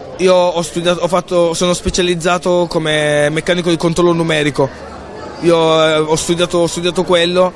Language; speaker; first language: Italian; early bilingual, other home language; Wolof